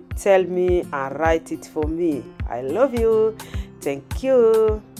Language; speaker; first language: English; non-native, learner; Lingala